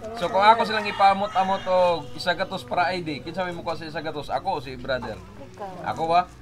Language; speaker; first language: Cebuano; native; Cebuano